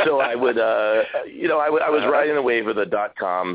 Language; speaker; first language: English; native; English